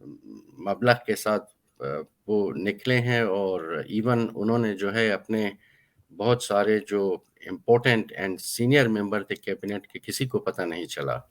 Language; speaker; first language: Hindi; non-native, fluent; Persian